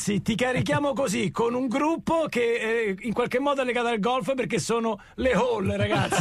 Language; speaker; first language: Italian; native; Italian